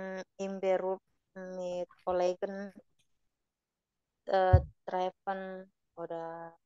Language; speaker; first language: German; non-native, learner; Indonesian